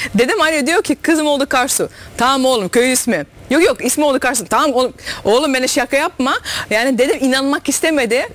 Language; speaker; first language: Turkish; early bilingual, heritage; Dutch